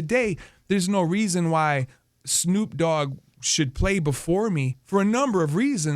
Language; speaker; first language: English; native; English